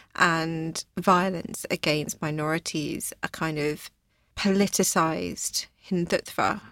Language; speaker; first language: English; native; English